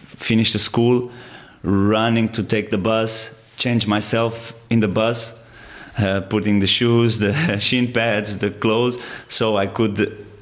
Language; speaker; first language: English; non-native, fluent; Portuguese